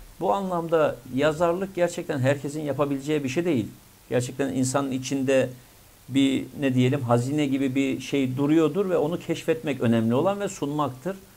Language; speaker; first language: Turkish; native; Turkish